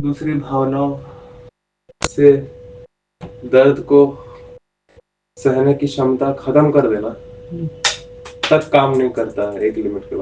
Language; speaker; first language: Hindi; native; Hindi